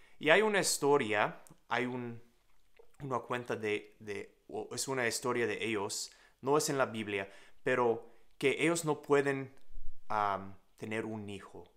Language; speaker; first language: Spanish; non-native, learner; English